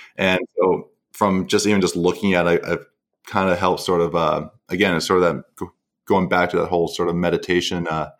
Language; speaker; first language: English; native; English